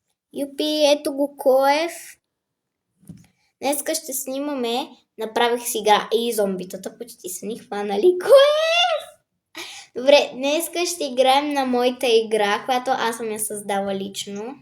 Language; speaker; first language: Bulgarian; native; Bulgarian